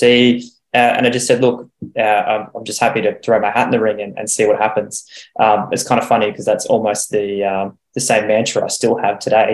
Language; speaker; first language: English; native; English